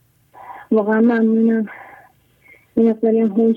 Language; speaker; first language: Persian; native; Persian